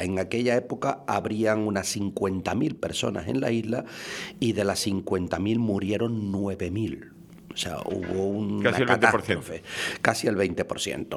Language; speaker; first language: Spanish; native; Spanish